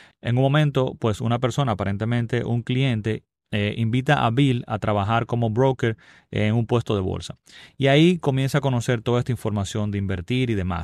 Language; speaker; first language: Spanish; native; Spanish